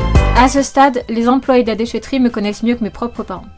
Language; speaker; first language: French; native; French